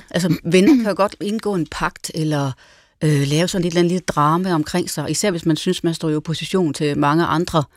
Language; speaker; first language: Danish; native; Danish